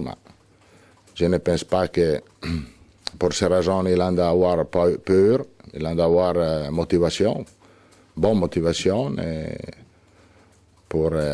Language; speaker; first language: French; non-native, learner; Italian